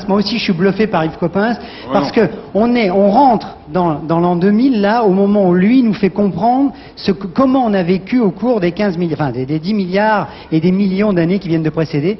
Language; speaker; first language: French; native; French